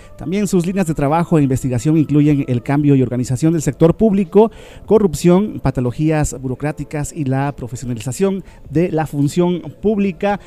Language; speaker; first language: Spanish; native; Spanish